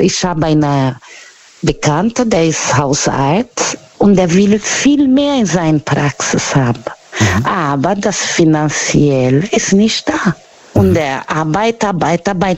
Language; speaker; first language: German; non-native, learner; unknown